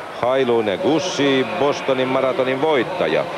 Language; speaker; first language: Finnish; native; Finnish